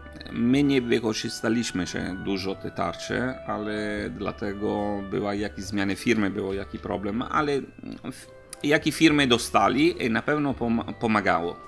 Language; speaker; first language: Polish; non-native, learner; Italian